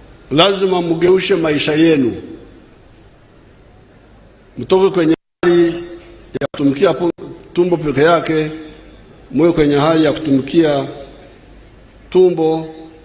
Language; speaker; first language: Swahili; non-native, local second language; Nyankole